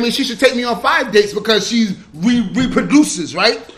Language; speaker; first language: English; native; English